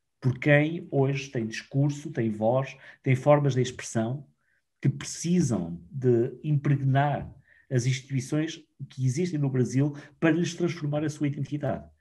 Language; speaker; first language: Portuguese; native; Portuguese